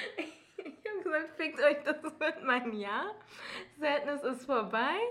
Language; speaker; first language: German; early bilingual, other home language; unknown